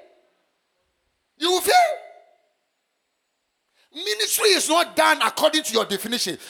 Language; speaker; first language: English; non-native, local second language; Akan